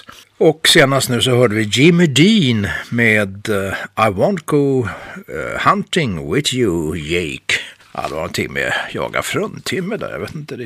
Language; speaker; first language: Swedish; native; Swedish